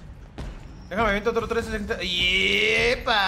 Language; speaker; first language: Spanish; native; Spanish